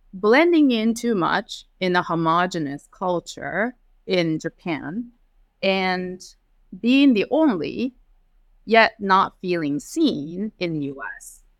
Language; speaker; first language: English; early bilingual, other home language; Japanese